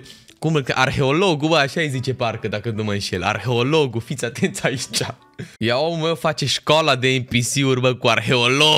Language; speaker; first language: Romanian; native; Romanian